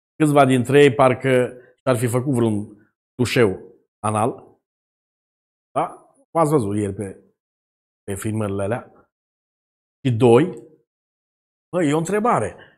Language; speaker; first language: Romanian; native; Romanian